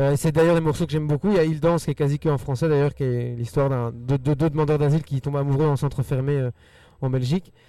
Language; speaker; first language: French; early bilingual, other home language; Spanish